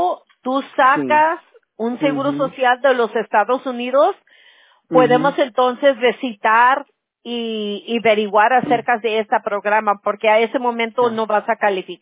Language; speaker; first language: Spanish; early bilingual, heritage; Spanish